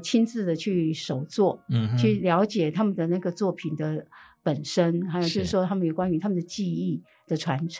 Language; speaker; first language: Chinese; native; Chinese